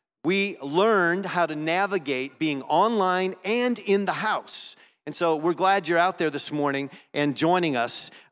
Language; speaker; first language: English; native; English